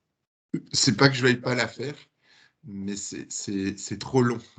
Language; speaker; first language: French; native; French